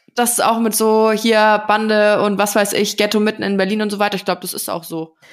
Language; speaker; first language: German; native; German